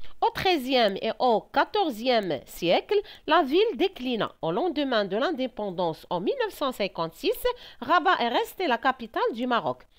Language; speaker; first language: French; non-native, local second language; Arabic